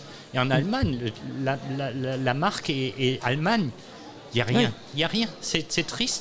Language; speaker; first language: French; non-native, learner; German